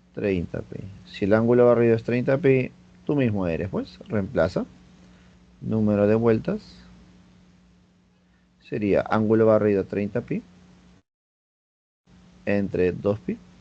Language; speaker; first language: Spanish; native; Spanish